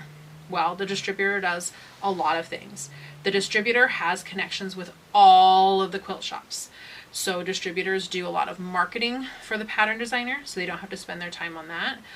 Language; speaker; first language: English; native; English